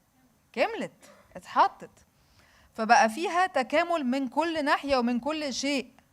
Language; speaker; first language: Arabic; native; Arabic